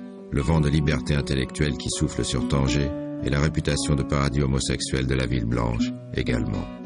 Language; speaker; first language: French; native; French